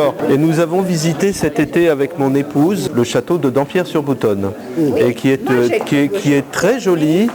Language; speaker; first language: French; native; French